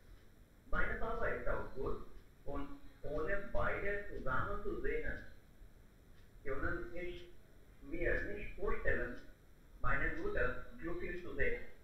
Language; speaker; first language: German; non-native, learner; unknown